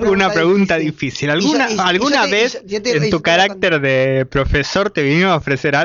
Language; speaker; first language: Spanish; native; Spanish